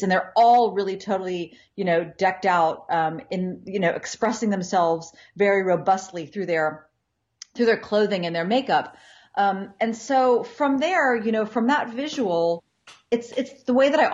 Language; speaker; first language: English; native; English